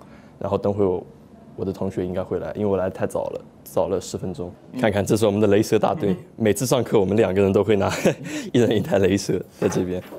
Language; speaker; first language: Chinese; native; Chinese